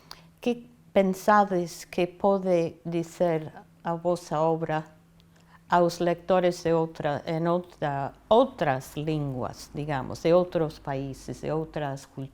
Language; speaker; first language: Galician; non-native, fluent; English